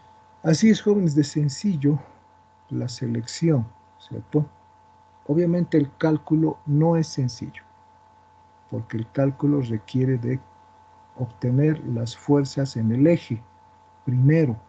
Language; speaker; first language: Spanish; native; Spanish